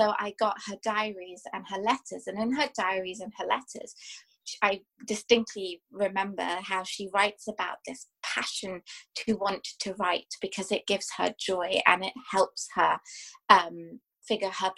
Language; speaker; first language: English; native; English